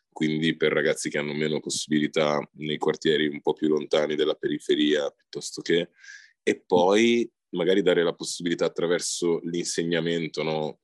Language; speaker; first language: Italian; early bilingual, other home language; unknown